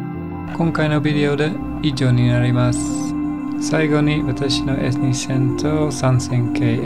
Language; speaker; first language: Japanese; non-native, learner; English